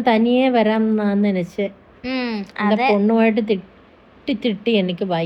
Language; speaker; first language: Tamil; non-native, learner; Malayalam